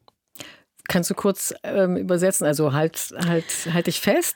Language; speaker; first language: German; native; German